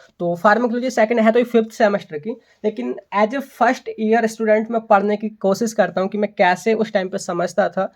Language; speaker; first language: Hindi; native; Hindi